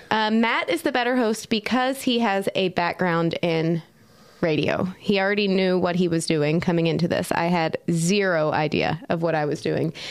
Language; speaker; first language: English; native; English